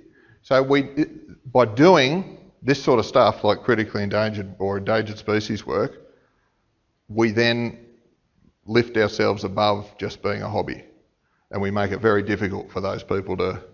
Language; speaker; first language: English; native; English